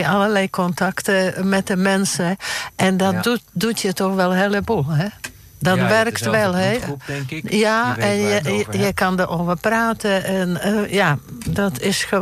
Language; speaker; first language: Dutch; non-native, fluent; Czech